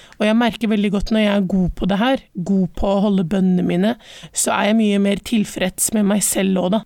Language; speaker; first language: Norwegian; early bilingual, other home language; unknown